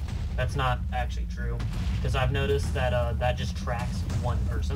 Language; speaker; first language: English; native; English